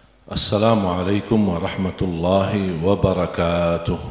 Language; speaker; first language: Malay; non-native, fluent; Arabic